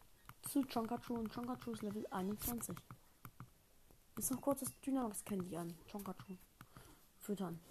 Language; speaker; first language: German; native; German